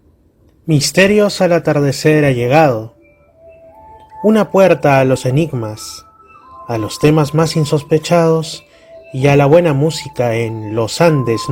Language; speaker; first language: Spanish; native; Spanish